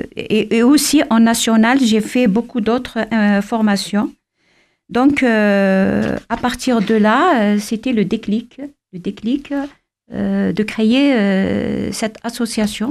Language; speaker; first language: French; non-native, local second language; Kabyle